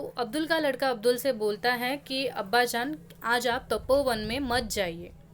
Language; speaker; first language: Hindi; non-native, local second language; Marathi